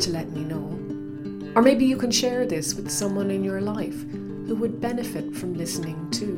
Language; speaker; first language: English; native; English